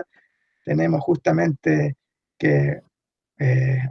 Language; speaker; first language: Spanish; native; Spanish